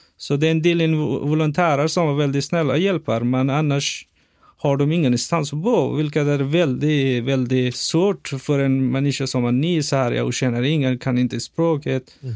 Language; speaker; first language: Swedish; non-native, fluent; Persian